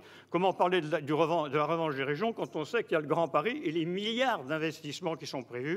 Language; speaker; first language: French; native; French